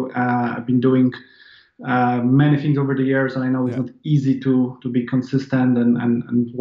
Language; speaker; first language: English; non-native, fluent; Polish